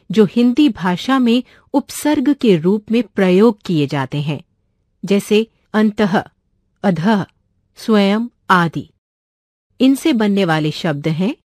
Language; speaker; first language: Hindi; non-native, local second language; Marathi